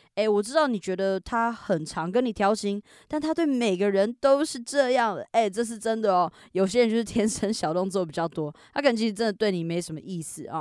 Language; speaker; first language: Chinese; native; Chinese